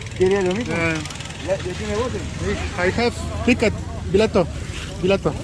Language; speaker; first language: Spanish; non-native, learner; Polish